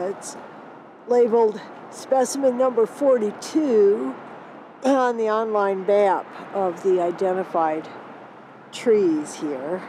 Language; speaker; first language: English; native; English